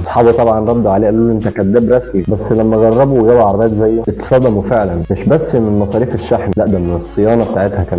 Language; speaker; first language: Arabic; native; Arabic